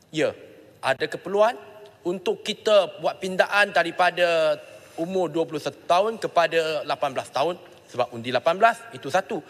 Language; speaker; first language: Malay; non-native, local second language; Chinese